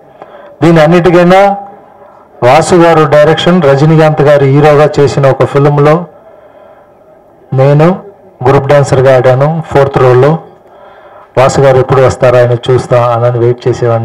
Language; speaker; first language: Telugu; non-native, fluent; Tamil